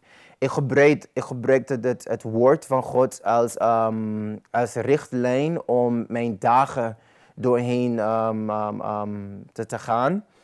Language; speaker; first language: Dutch; non-native, local second language; Papiamento